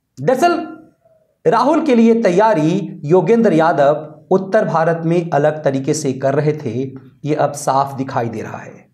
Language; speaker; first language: Hindi; native; Hindi